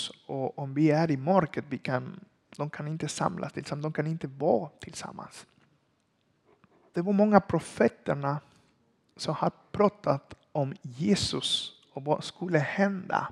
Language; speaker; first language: Swedish; non-native, learner; Spanish